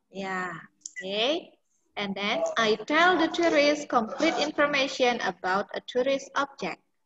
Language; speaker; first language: English; non-native, fluent; Indonesian